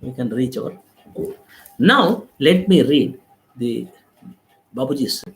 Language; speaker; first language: English; non-native, local second language; Telugu